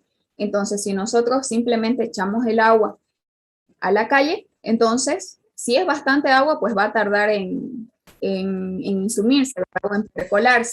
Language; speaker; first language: Spanish; native; Spanish